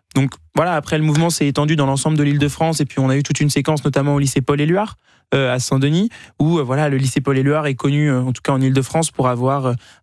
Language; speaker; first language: French; native; French